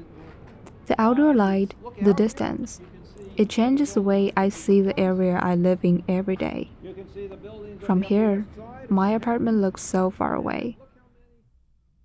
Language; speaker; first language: English; non-native, fluent; Chinese